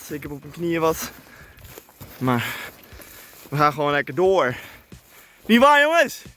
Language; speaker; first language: Dutch; native; Dutch